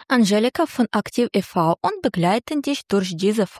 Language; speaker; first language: German; native; German